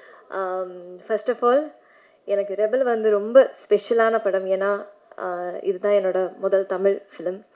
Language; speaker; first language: Tamil; non-native, learner; Malayalam